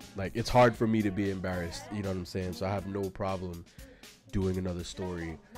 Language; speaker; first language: English; native; English